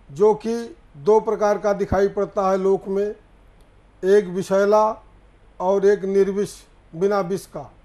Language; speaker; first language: Hindi; native; Hindi